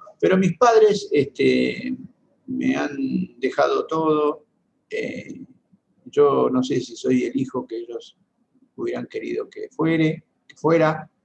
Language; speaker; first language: Spanish; native; Spanish